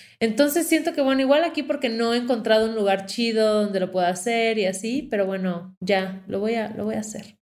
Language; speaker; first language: Spanish; native; Spanish